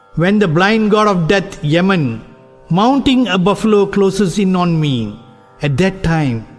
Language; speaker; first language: English; non-native, local second language; Tamil